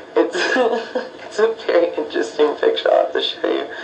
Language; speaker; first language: English; native; English